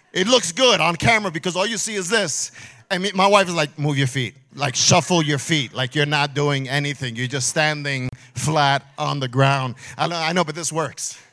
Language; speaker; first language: English; early bilingual, other home language; Spanish